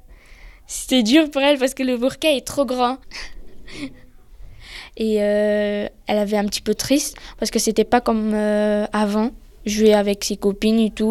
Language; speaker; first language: French; non-native, learner; Pashto